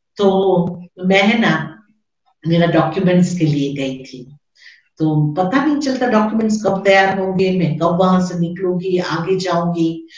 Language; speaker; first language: Hindi; non-native, local second language; Gujarati